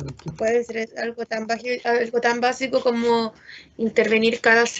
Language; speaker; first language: Spanish; native; Spanish